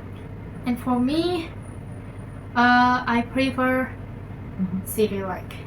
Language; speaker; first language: English; non-native, learner; Indonesian